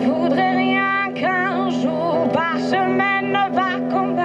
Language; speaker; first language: French; non-native, fluent; Catalan